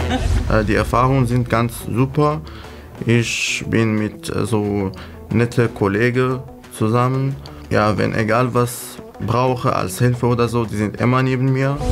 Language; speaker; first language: German; non-native, learner; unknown